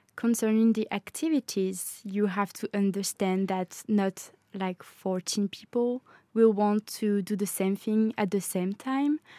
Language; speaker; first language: English; non-native, fluent; French